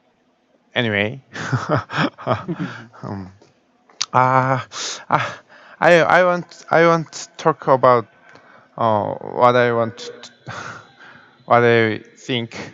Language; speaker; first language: English; non-native, learner; Korean